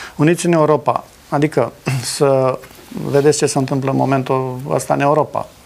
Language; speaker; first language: Romanian; native; Romanian